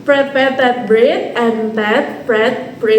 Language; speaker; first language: English; non-native, learner; Indonesian